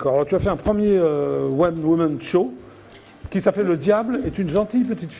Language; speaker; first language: French; native; French